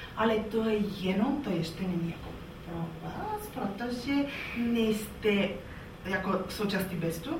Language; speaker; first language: Czech; non-native, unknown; Bulgarian